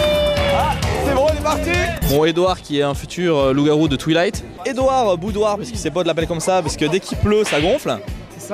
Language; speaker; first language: French; native; French